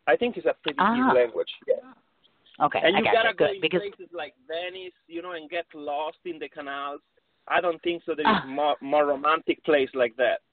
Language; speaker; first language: English; non-native, fluent; Italian